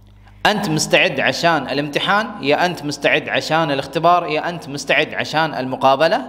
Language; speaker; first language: Arabic; non-native, fluent; Urdu